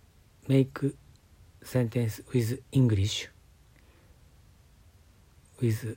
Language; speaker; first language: English; non-native, learner; Japanese